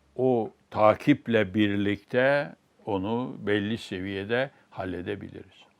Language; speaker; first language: Turkish; native; Turkish